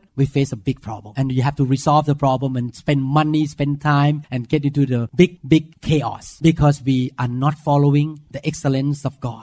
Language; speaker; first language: English; non-native, fluent; Thai